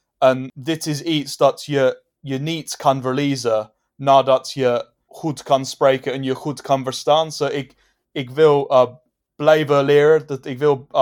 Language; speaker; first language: Dutch; non-native, fluent; English